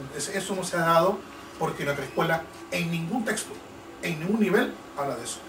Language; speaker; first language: Spanish; native; Spanish